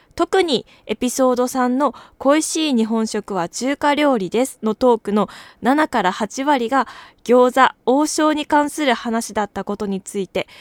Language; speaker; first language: Japanese; native; Japanese